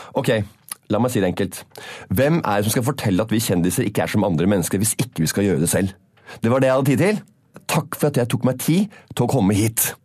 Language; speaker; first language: Norwegian; native; Norwegian